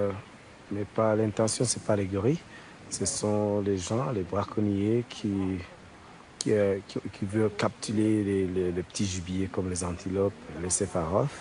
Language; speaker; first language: French; non-native, local second language; Kinyarwanda